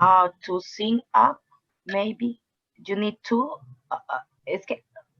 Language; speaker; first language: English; non-native, learner; Spanish